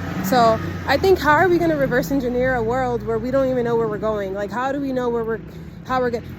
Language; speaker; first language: English; native; English